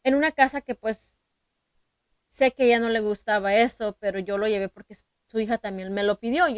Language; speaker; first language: Spanish; early bilingual, heritage; Spanish